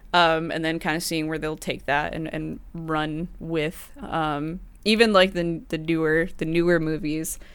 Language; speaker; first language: English; early bilingual, other home language; Spanish